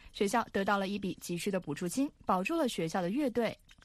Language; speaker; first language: Chinese; native; Chinese